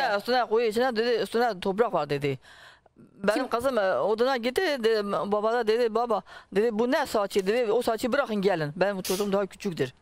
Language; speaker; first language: Turkish; non-native, learner; Kurdish